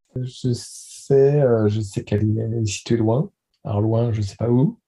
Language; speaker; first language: French; native; French